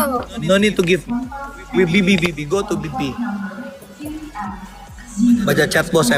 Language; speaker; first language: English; non-native, learner; Indonesian